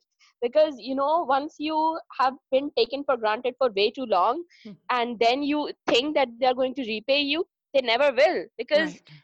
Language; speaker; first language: English; non-native, local second language; Urdu